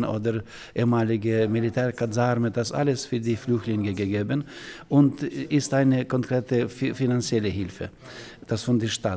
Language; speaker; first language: German; non-native, learner; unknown